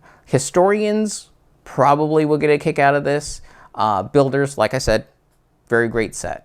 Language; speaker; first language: English; native; English